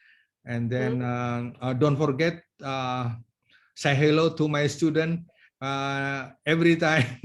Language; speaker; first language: English; non-native, learner; Indonesian